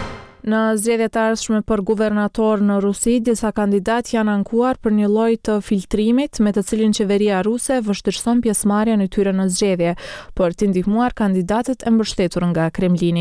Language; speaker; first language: Albanian; native; Albanian